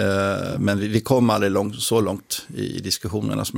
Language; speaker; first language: Swedish; native; Swedish